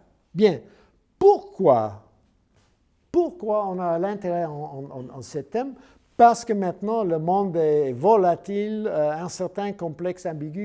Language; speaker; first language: French; non-native, learner; English